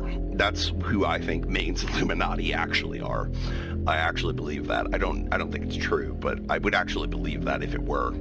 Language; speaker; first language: English; native; English